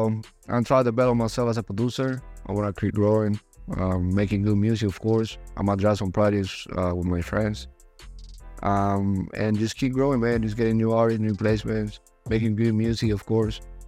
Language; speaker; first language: English; non-native, fluent; Spanish